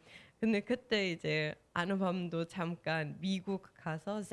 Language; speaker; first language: Korean; non-native, fluent; German